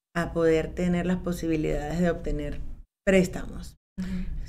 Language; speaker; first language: Spanish; native; Spanish